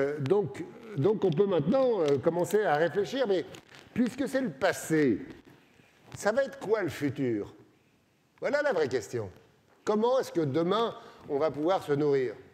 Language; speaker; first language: French; native; French